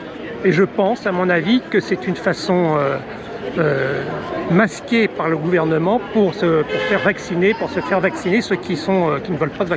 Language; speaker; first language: French; native; French